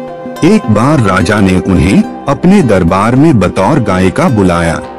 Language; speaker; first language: Hindi; native; Hindi